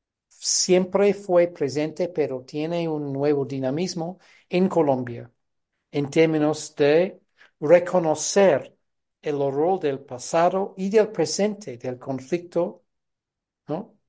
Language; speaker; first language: Spanish; non-native, fluent; English